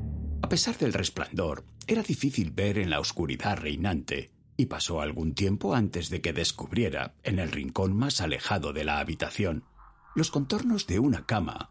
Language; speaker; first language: Spanish; native; Spanish